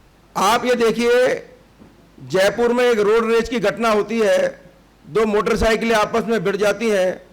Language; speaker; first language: Hindi; native; Hindi